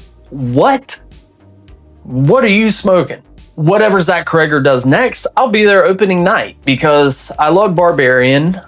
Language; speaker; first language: English; native; English